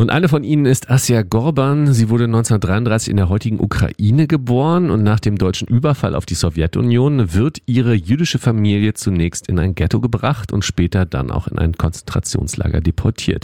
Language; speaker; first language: German; native; German